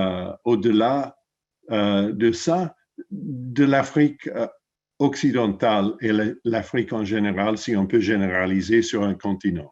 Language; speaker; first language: French; non-native, fluent; English